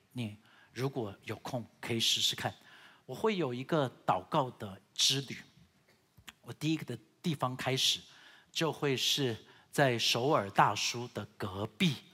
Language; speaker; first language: Chinese; early bilingual, heritage; Chinese